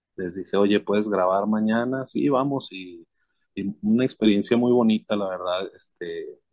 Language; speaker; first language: Spanish; native; Spanish